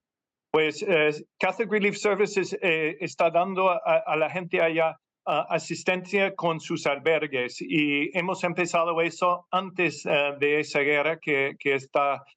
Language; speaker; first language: Spanish; non-native, fluent; English